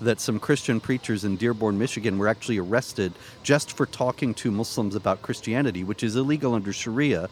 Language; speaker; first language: English; native; English